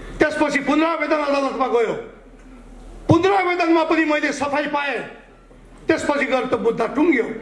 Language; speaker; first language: Nepali; native; Nepali